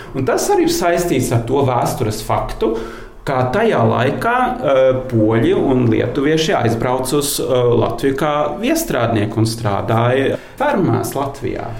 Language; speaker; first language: Latvian; non-native, fluent; Norwegian